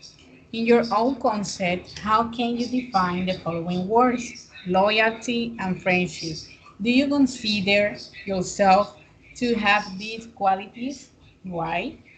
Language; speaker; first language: English; non-native, fluent; Spanish